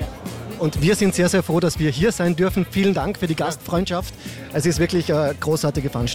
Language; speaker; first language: German; native; German